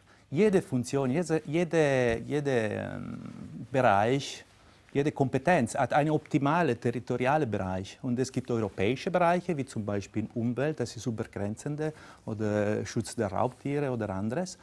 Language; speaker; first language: German; non-native, local second language; Italian